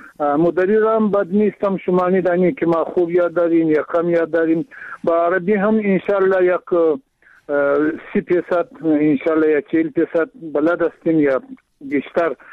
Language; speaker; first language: Persian; non-native, local second language; Pashto